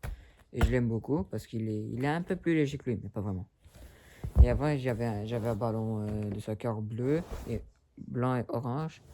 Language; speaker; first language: French; early bilingual, other home language; Spanish